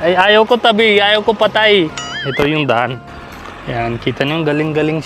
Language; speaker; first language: Filipino; non-native, learner; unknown